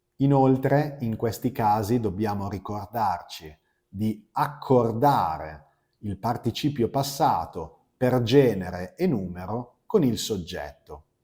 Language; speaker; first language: Italian; native; Italian